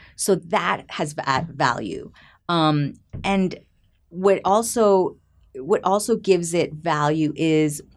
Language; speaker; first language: English; native; English